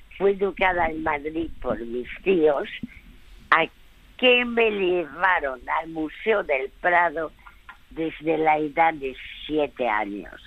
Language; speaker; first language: Spanish; early bilingual, other home language; French